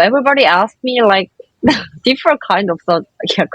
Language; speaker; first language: English; non-native, learner; Korean